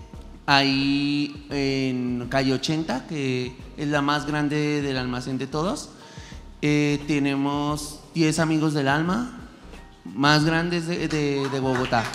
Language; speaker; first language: Spanish; native; Spanish